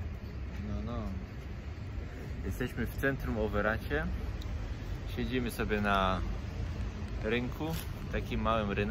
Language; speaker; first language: Polish; native; Polish